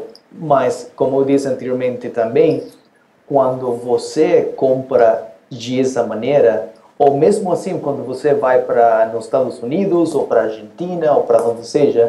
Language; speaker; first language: Portuguese; non-native, fluent; Spanish